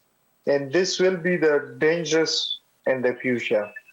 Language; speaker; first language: English; non-native, learner; Pashto